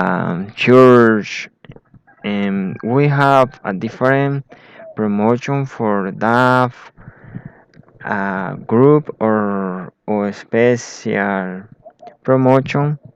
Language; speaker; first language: English; non-native, learner; Spanish